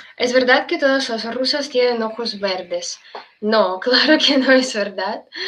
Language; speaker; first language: Spanish; non-native, fluent; Russian